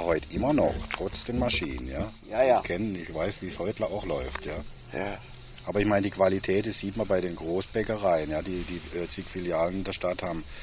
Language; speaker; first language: German; native; German